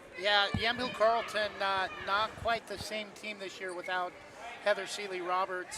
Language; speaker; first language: English; native; English